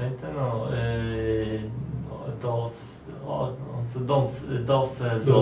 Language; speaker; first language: Spanish; non-native, learner; Polish